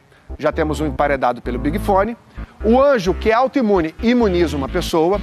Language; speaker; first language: Portuguese; native; Portuguese